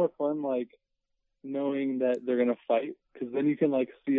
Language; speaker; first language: English; native; English